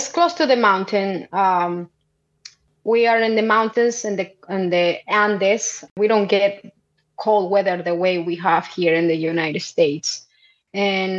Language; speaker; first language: English; non-native, fluent; Quechua